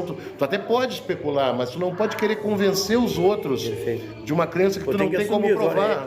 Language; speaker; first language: Portuguese; native; Portuguese